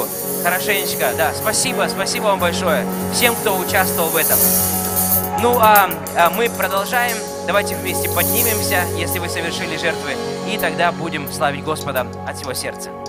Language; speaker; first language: Russian; native; Russian